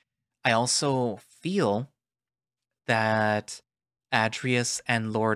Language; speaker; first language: English; native; English